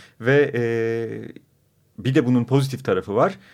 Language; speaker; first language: Turkish; native; Turkish